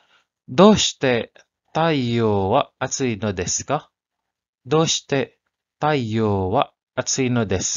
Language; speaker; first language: Japanese; non-native, learner; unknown